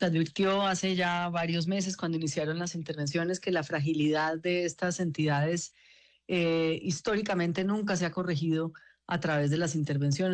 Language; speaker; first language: Spanish; native; Spanish